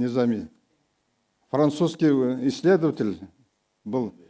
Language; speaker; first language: Russian; non-native, local second language; Kazakh